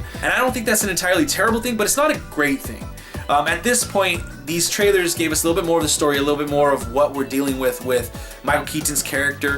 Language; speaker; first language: English; native; English